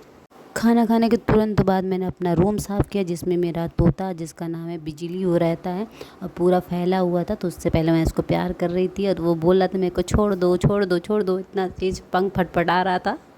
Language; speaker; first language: Hindi; native; Hindi